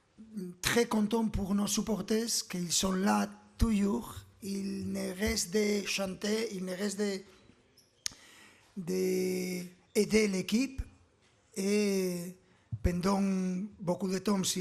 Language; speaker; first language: French; non-native, learner; Spanish